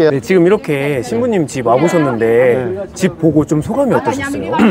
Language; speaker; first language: Korean; native; Korean